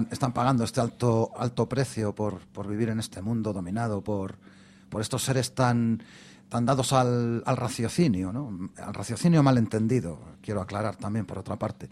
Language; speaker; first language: Spanish; native; Spanish